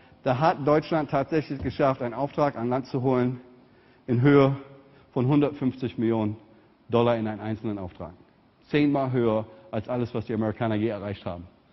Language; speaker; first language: German; non-native, fluent; English